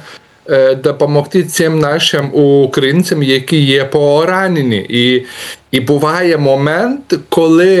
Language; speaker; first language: Ukrainian; non-native, learner; Lithuanian